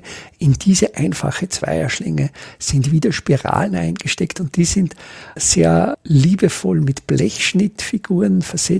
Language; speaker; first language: German; native; German